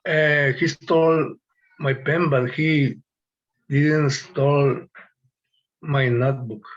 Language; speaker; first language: English; non-native, learner; Spanish